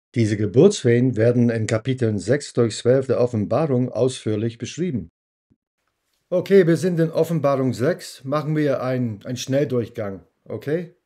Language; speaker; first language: German; non-native, fluent; English